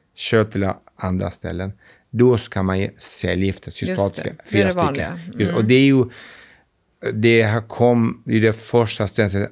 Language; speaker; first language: Swedish; non-native, fluent; Arabic